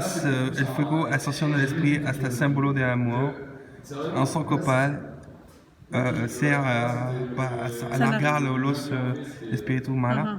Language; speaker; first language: Spanish; non-native, learner; French